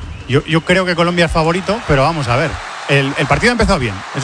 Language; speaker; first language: Spanish; native; Spanish